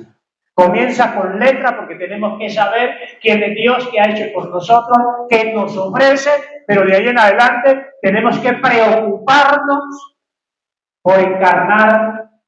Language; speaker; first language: Spanish; native; Spanish